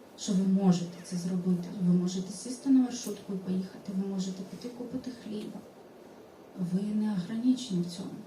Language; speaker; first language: Ukrainian; non-native, local second language; Russian